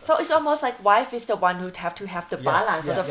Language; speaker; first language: English; non-native, fluent; Thai